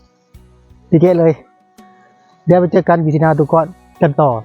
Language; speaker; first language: Thai; non-native, local second language; Lao